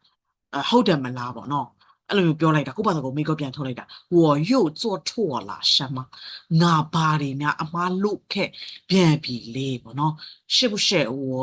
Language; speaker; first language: Burmese; native; Burmese